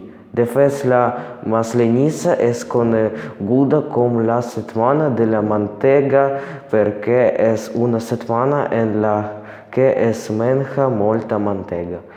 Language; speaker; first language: Catalan; non-native, learner; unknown